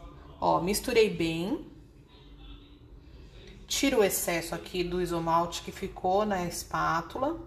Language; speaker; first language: Portuguese; native; Portuguese